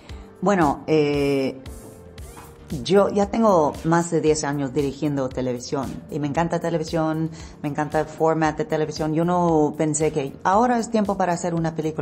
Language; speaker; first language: Spanish; early bilingual, heritage; English